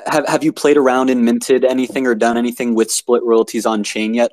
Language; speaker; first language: English; native; English